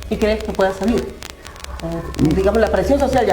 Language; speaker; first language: Spanish; native; Spanish